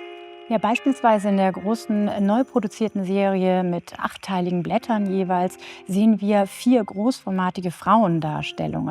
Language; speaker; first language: German; non-native, learner; Spanish